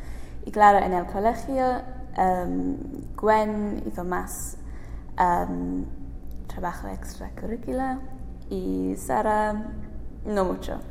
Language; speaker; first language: Spanish; non-native, learner; English